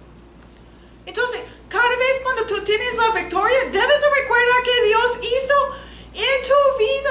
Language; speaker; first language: Spanish; non-native, learner; English